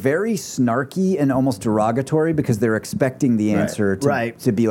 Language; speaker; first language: English; native; English